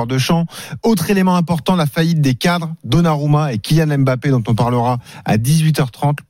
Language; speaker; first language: French; native; French